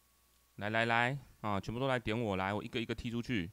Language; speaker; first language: Chinese; native; Chinese